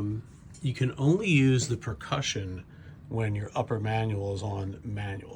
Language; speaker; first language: English; native; English